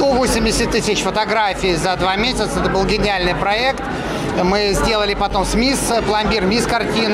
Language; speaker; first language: Russian; native; Russian